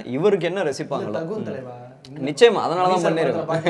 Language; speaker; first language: Tamil; native; Tamil